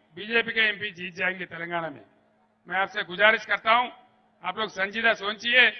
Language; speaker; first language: Hindi; non-native, local second language; Telugu